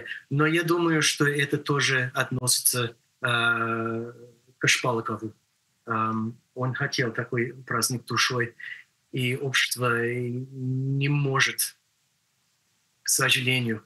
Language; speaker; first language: Russian; non-native, fluent; English